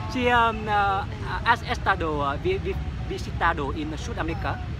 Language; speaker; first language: Italian; non-native, learner; Vietnamese